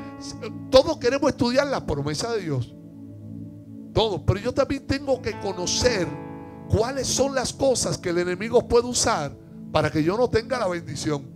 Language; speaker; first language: Spanish; native; Spanish